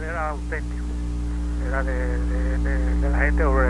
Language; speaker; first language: Spanish; native; Spanish